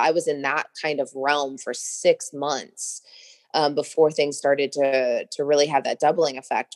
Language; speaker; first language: English; native; English